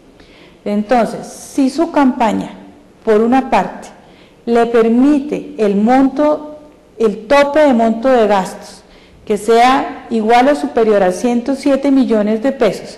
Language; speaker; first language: Spanish; native; Spanish